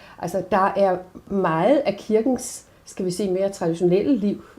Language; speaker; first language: Danish; native; Danish